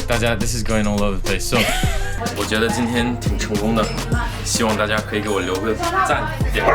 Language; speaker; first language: Chinese; non-native, local second language; English